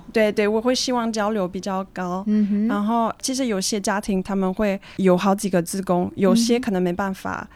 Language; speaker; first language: Chinese; non-native, fluent; French